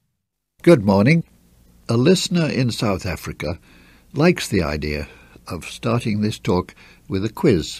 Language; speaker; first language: English; native; English